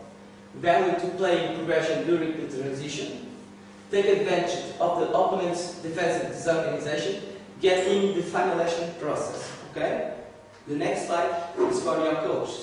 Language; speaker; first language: English; non-native, learner; Portuguese